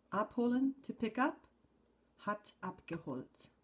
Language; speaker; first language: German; non-native, fluent; English